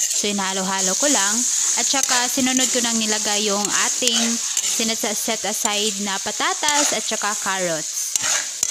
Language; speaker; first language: Filipino; non-native, local second language; Cebuano